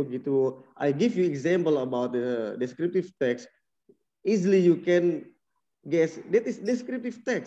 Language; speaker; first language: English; non-native, learner; Indonesian